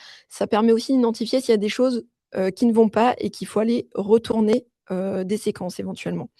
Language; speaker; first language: French; native; French